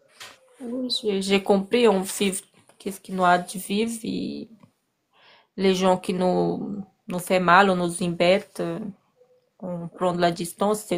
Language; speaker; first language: French; non-native, learner; Portuguese